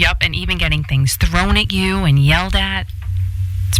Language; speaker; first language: English; native; English